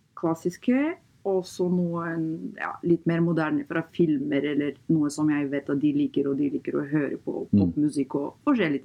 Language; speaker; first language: Norwegian; non-native, fluent; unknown